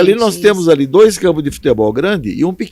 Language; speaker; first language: Portuguese; native; Portuguese